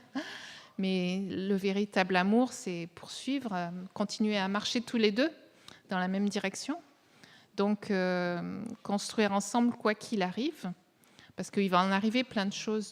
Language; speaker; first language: French; native; French